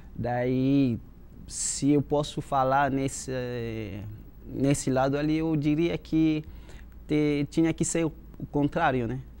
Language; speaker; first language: Portuguese; non-native, fluent; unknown